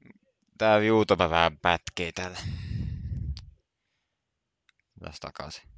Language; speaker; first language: Finnish; native; Finnish